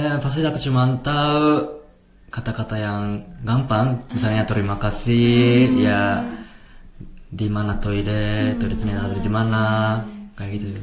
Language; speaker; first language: Indonesian; non-native, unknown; Japanese